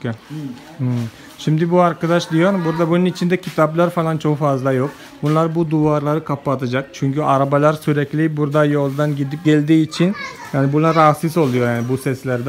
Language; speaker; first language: Turkish; non-native, fluent; Malayalam